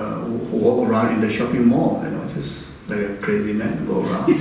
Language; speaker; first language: English; non-native, fluent; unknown